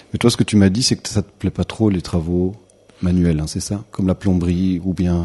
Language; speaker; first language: French; native; French